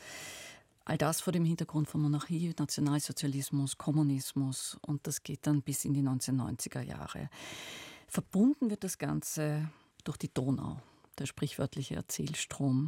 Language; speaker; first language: German; native; German